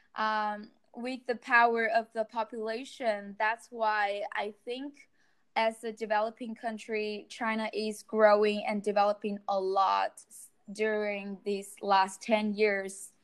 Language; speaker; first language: English; non-native, fluent; Chinese